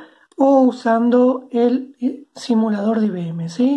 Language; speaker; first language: Spanish; native; Spanish